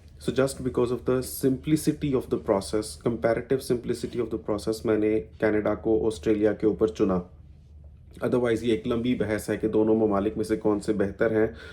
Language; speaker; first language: Urdu; native; Urdu